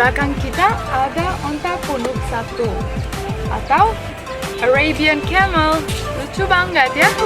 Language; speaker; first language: Indonesian; non-native, fluent; Romanian